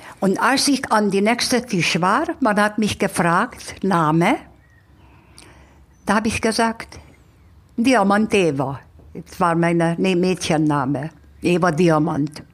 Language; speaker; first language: German; non-native, fluent; Hungarian